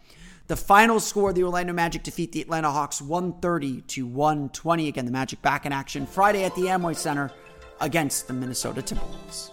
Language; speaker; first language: English; native; English